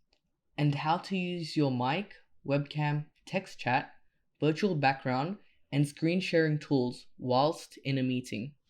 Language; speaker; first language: English; native; English